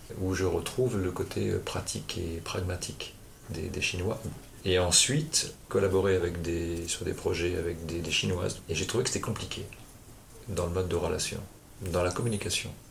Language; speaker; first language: French; native; French